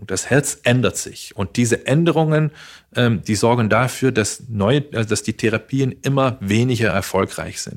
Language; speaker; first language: German; non-native, fluent; Dutch